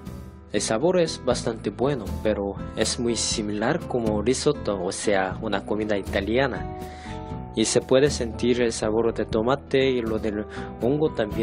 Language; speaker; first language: Spanish; non-native, fluent; Korean